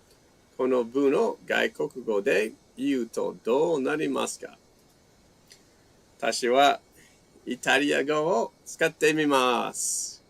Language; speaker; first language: Japanese; non-native, fluent; English